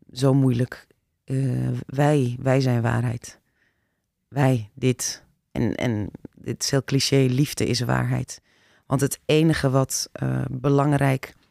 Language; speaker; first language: Dutch; early bilingual, other home language; Turkish